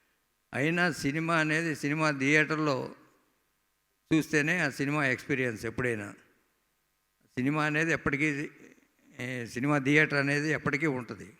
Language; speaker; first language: Telugu; native; Telugu